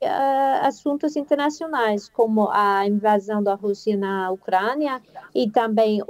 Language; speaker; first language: Portuguese; non-native, fluent; English